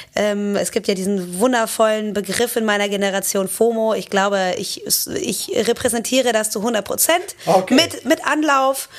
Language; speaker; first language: German; native; German